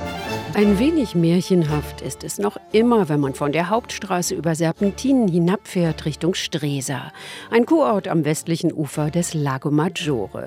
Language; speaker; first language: German; native; German